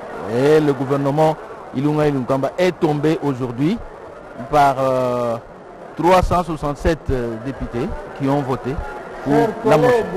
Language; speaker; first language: French; non-native, local second language; Luba-Lulua